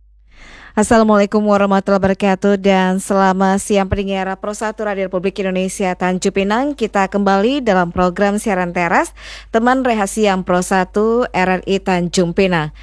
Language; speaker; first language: Indonesian; native; Indonesian